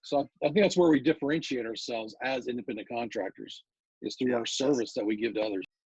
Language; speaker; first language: English; native; English